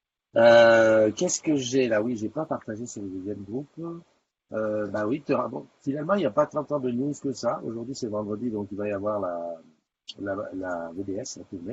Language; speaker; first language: French; native; French